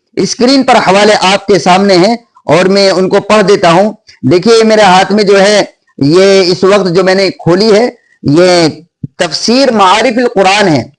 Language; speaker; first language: Urdu; native; Urdu